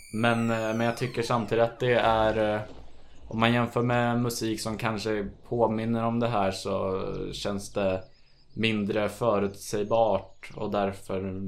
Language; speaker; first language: Swedish; native; Swedish